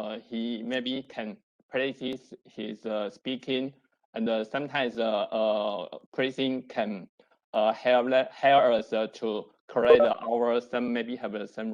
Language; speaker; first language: English; non-native, learner; Chinese